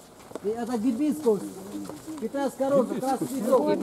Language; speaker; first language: Russian; non-native, learner; Arabic